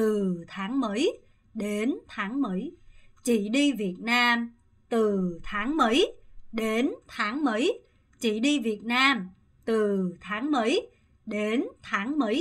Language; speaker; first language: Vietnamese; non-native, fluent; Korean